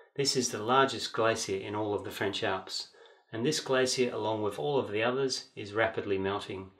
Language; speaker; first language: English; native; English